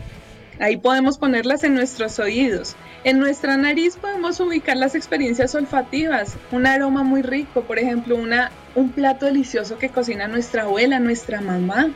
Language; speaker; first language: Spanish; native; Spanish